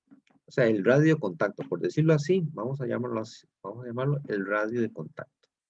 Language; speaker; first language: Spanish; native; Spanish